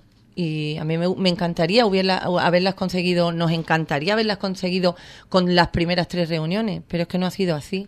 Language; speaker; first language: Spanish; native; Spanish